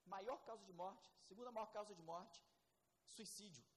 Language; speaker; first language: Portuguese; native; Portuguese